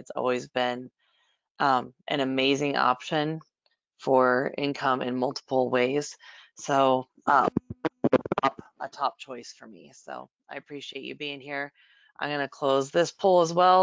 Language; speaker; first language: English; native; English